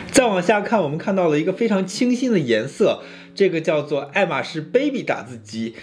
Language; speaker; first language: Chinese; native; Chinese